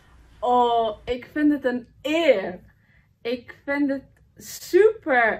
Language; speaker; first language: Dutch; non-native, fluent; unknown